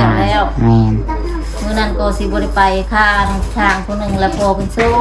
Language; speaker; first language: Thai; non-native, local second language; Lao